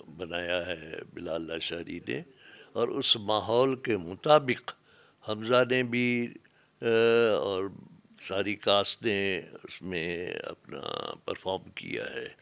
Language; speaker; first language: Urdu; non-native, local second language; Sindhi